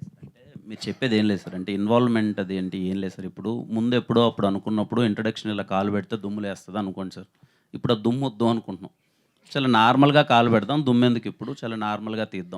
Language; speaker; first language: Telugu; native; Telugu